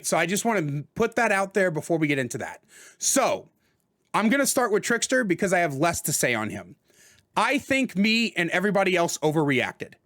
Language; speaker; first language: English; native; English